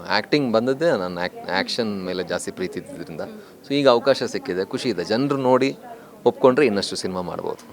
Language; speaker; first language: Kannada; non-native, local second language; Tulu